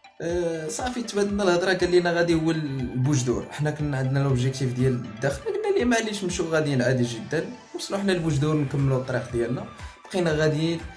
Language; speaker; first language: Arabic; native; Arabic